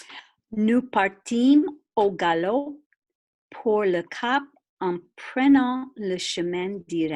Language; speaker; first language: French; non-native, learner; English